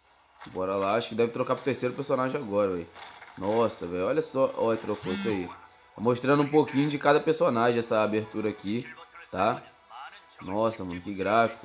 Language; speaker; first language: Portuguese; native; Portuguese